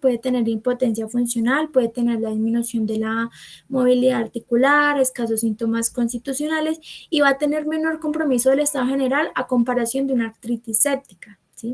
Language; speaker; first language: Spanish; native; Spanish